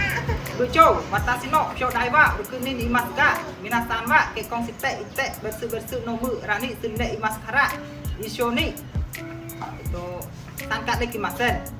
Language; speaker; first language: Japanese; non-native, learner; Khmer